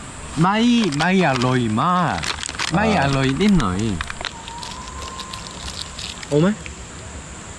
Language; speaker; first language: Thai; non-native, learner; Korean